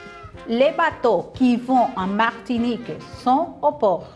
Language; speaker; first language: French; non-native, fluent; Spanish